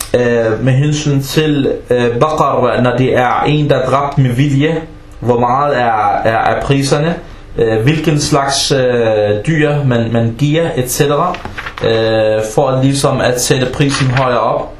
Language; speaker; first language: Danish; early bilingual, other home language; Arabic